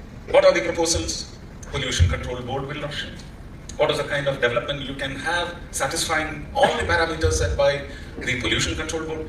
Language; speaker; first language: English; non-native, local second language; Malayalam